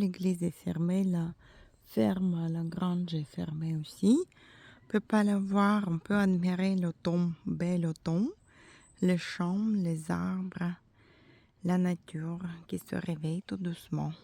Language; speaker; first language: French; non-native, fluent; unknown